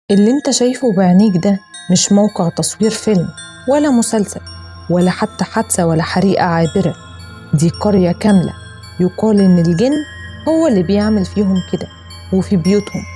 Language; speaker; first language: Arabic; native; Arabic